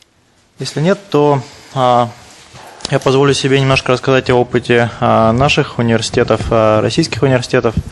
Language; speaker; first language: Russian; native; Russian